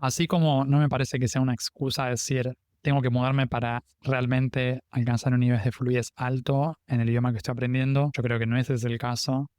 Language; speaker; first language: Spanish; native; Spanish